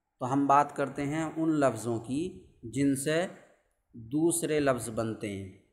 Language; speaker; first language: Urdu; native; Urdu